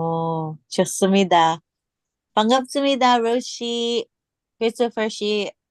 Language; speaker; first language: Korean; non-native, learner; English